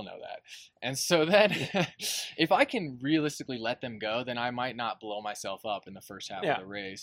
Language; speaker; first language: English; native; English